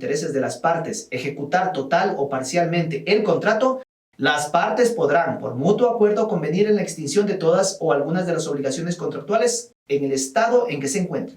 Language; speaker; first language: Spanish; native; Spanish